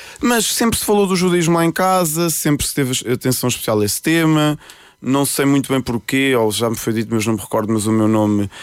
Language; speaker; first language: Portuguese; early bilingual, other home language; Spanish